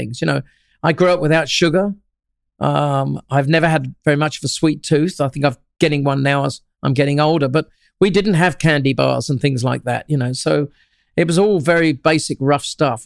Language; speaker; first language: English; native; English